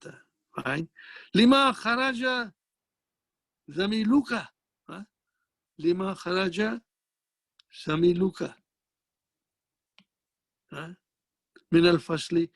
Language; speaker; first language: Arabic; non-native, fluent; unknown